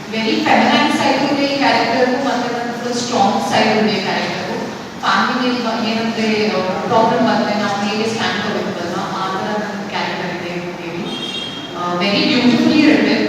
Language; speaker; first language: Kannada; non-native, fluent; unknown